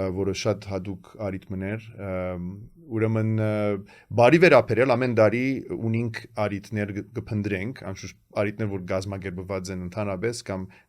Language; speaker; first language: Armenian; early bilingual, heritage; Armenian